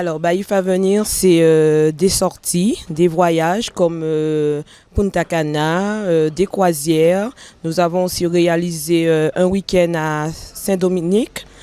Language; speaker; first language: French; native; French